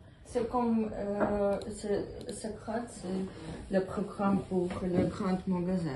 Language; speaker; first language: French; non-native, learner; Ukrainian